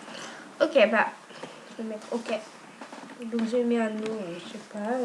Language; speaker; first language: French; native; French